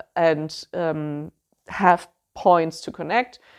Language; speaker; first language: English; non-native, fluent; German